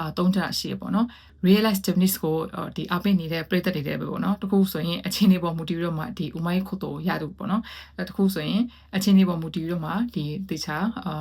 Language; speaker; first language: Burmese; native; Burmese